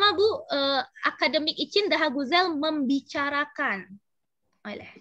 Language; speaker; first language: Turkish; non-native, learner; Indonesian